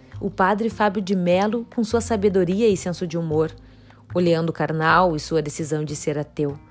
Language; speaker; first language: Portuguese; native; Portuguese